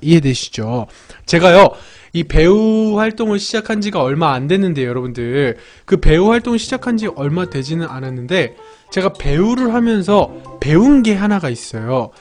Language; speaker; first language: Korean; native; Korean